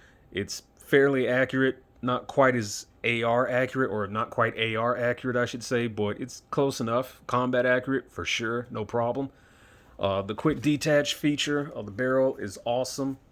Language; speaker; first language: English; native; English